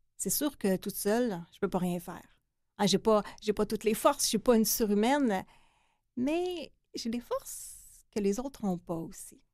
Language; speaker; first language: French; native; French